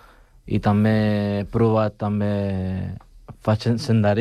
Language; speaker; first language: Catalan; non-native, local second language; Spanish